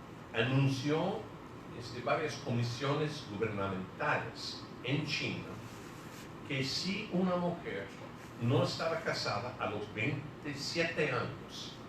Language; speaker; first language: Spanish; non-native, fluent; English